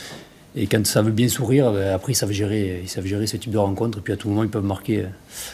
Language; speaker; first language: French; native; French